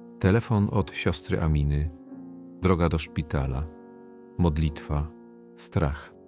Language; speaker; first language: Polish; non-native, fluent; Kurdish